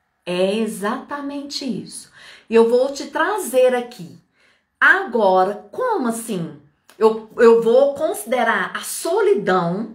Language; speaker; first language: Portuguese; native; Portuguese